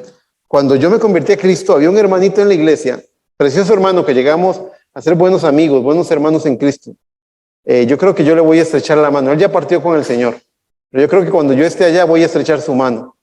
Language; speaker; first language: Spanish; native; Spanish